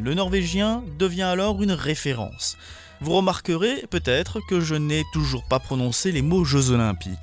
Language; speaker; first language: French; native; French